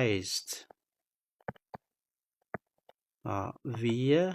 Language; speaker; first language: German; non-native, fluent; Khmer